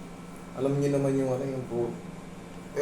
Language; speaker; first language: Filipino; native; Filipino